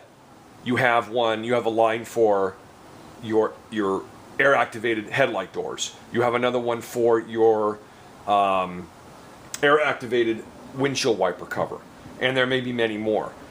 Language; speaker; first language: English; native; English